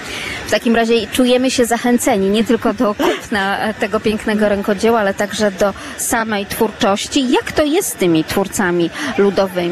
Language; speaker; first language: Polish; native; Polish